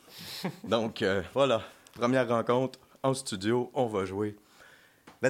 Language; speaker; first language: French; native; French